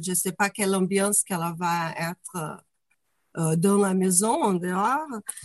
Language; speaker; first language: French; non-native, fluent; Portuguese